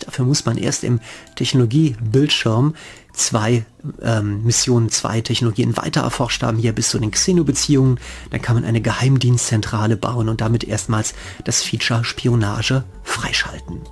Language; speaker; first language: German; native; German